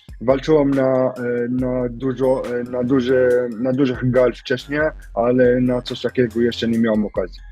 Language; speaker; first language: Polish; non-native, learner; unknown